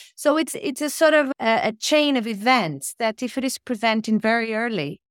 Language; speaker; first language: English; non-native, fluent; Portuguese